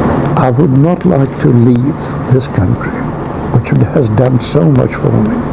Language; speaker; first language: English; non-native, fluent; Czech